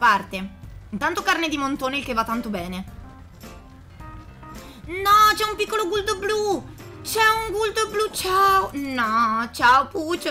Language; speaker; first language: Italian; native; Italian